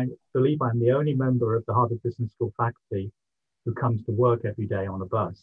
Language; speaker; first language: English; native; English